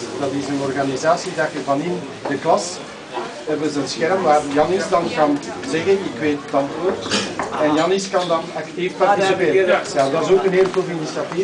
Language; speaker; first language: Dutch; non-native, local second language; French